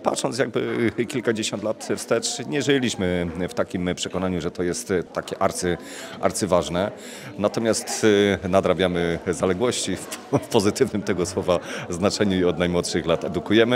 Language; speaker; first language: Polish; native; Polish